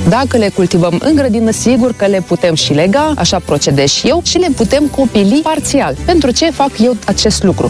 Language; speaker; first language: Romanian; native; Romanian